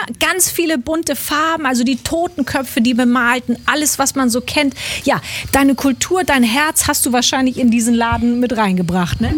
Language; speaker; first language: German; native; German